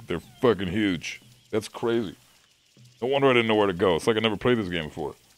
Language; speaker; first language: English; early bilingual, other home language; German